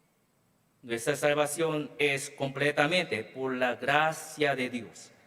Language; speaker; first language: Spanish; non-native, learner; Korean